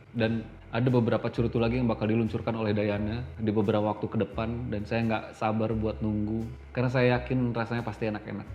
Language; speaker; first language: Indonesian; native; Indonesian